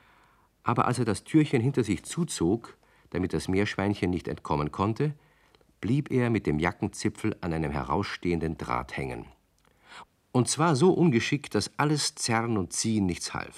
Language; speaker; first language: German; native; German